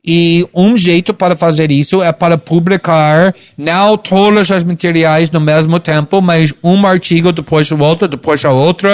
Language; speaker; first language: Portuguese; non-native, fluent; English